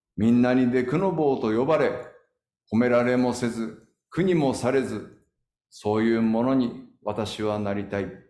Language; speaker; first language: Japanese; native; Japanese